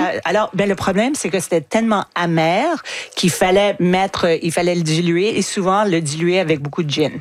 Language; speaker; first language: French; non-native, fluent; English